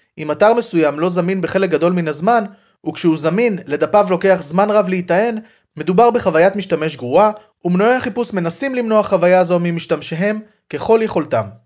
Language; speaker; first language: Hebrew; native; Hebrew